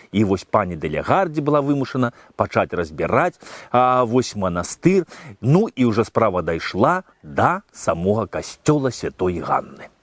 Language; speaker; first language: Belarusian; native; Belarusian